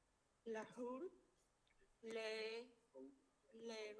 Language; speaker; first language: French; non-native, learner; Khmer